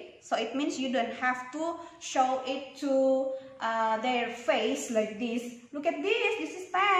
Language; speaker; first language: English; non-native, local second language; Indonesian